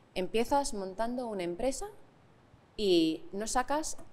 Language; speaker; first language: Spanish; non-native, fluent; English